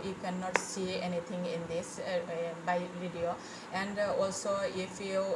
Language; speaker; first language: English; non-native, fluent; Bangla